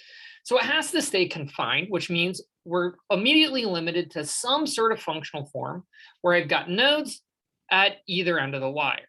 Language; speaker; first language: English; native; English